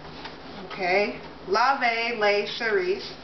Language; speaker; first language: French; non-native, learner; English